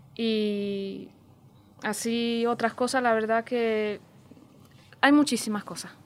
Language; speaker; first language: Spanish; non-native, fluent; Romanian